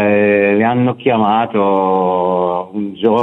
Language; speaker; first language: Italian; non-native, fluent; Russian